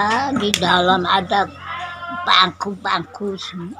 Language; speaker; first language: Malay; non-native, local second language; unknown